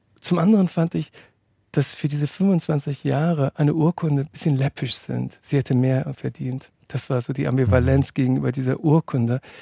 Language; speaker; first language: German; early bilingual, other home language; Turkish